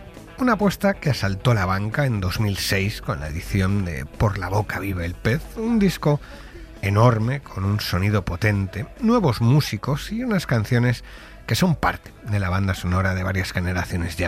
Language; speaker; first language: Spanish; native; Spanish